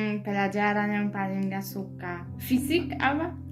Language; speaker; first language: Indonesian; non-native, learner; Polish